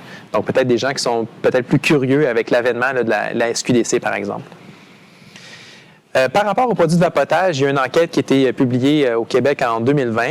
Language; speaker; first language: French; native; French